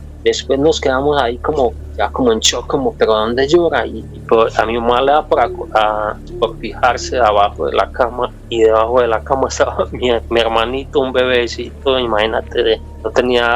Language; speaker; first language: Spanish; native; Spanish